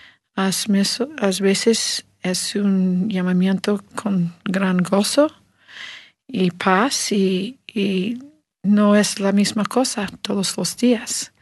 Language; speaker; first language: Spanish; non-native, learner; English